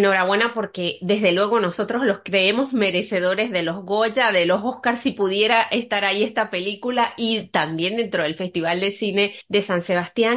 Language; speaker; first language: Spanish; native; Spanish